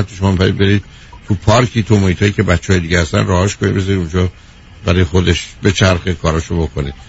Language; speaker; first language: Persian; native; Persian